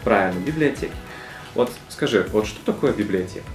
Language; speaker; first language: Russian; native; Russian